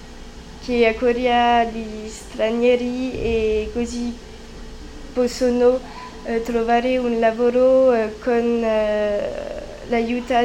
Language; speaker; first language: Italian; non-native, learner; French